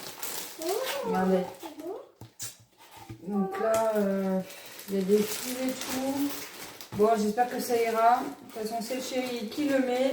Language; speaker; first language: French; native; French